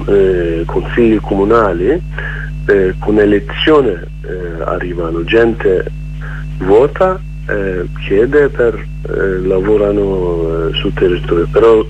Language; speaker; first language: Italian; non-native, learner; Kurdish